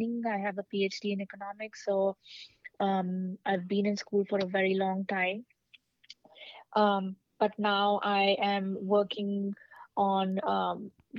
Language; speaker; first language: English; non-native, local second language; Hindi